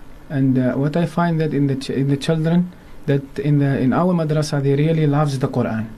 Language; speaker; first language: English; non-native, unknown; Arabic